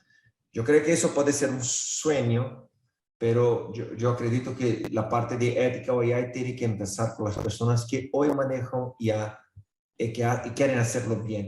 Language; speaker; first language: Spanish; non-native, fluent; Portuguese